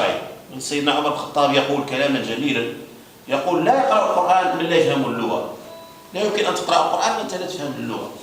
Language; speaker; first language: Arabic; native; Arabic